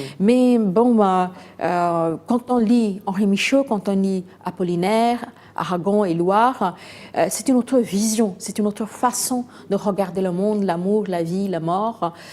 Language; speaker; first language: French; non-native, fluent; Bangla